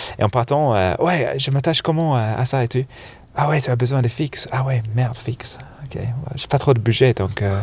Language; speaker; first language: French; non-native, fluent; English